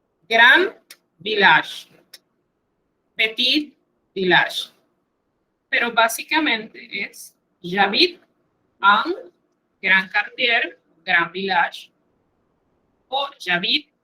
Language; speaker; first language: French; non-native, fluent; Spanish